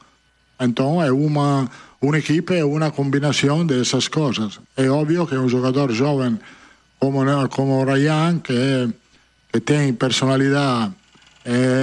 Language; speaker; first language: Portuguese; non-native, fluent; Italian